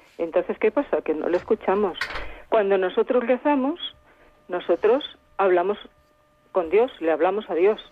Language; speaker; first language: Spanish; native; Spanish